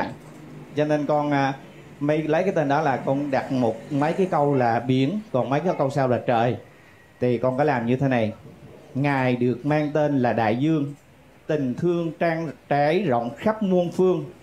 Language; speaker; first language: Vietnamese; native; Vietnamese